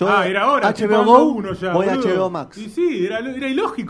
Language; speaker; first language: Spanish; native; Spanish